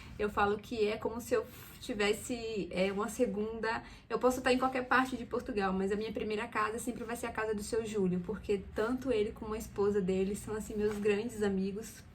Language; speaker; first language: Portuguese; native; Portuguese